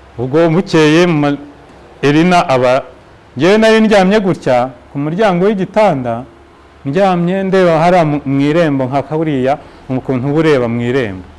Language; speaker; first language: Kinyarwanda; native; Kinyarwanda